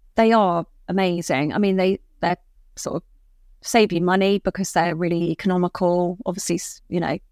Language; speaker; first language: English; native; English